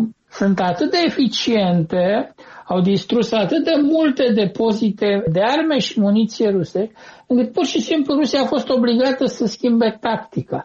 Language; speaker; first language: Romanian; native; Romanian